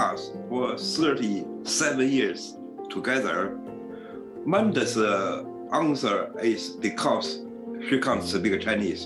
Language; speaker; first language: English; non-native, learner; Chinese